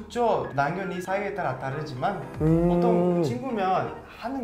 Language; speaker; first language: Korean; non-native, fluent; Portuguese